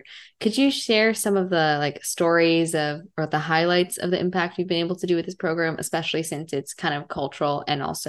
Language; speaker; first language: English; native; English